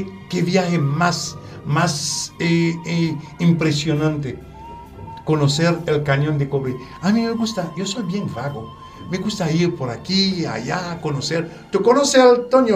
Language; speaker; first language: Spanish; non-native, fluent; French